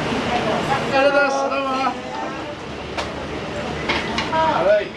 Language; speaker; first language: Japanese; native; Japanese